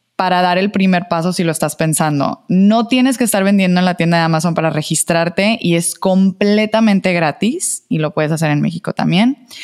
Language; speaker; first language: Spanish; native; Spanish